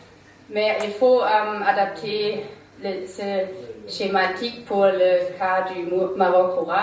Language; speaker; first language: French; non-native, learner; German